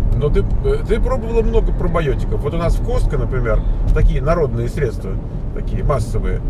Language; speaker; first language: Russian; native; Russian